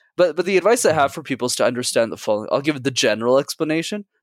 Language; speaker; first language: English; native; English